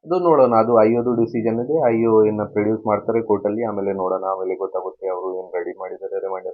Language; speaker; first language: Kannada; non-native, fluent; Hindi